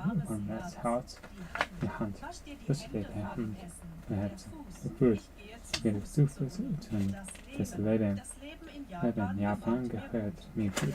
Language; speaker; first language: German; non-native, learner; Japanese